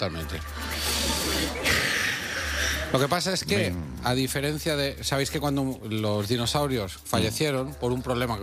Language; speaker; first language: Spanish; native; Spanish